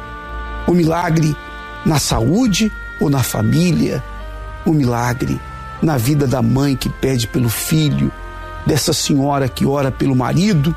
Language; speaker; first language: Portuguese; native; Portuguese